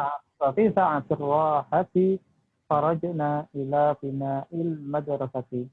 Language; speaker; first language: Arabic; non-native, learner; Indonesian